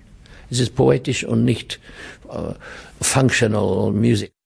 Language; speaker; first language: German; non-native, learner; English